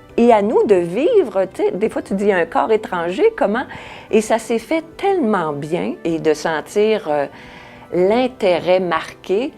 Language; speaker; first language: French; native; French